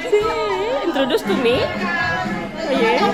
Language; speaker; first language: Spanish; non-native, learner; Filipino